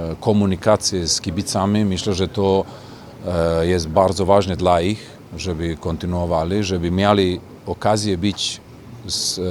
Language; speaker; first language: Polish; non-native, fluent; Serbian